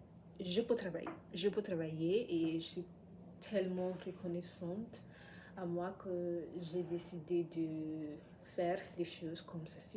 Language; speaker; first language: French; non-native, learner; English